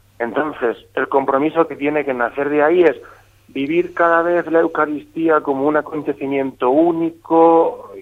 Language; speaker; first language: Spanish; native; Spanish